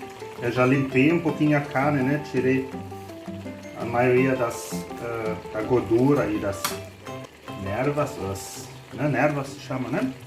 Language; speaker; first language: Portuguese; non-native, learner; German